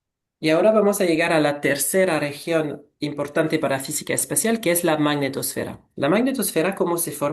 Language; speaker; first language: Spanish; non-native, fluent; French